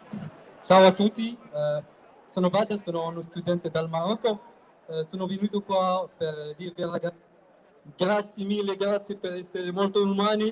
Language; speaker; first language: Italian; non-native, learner; Arabic